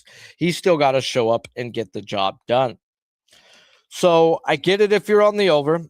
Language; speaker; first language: English; native; English